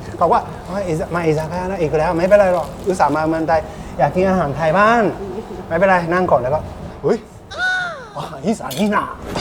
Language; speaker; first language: Thai; non-native, fluent; Japanese